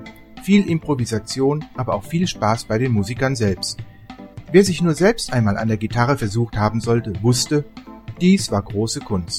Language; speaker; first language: German; native; German